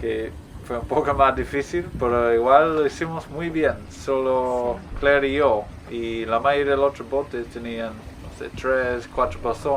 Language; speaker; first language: Spanish; non-native, fluent; English